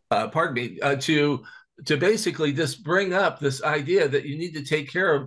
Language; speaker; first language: English; native; English